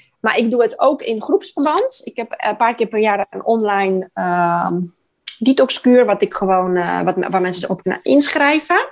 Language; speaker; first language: Dutch; non-native, fluent; Polish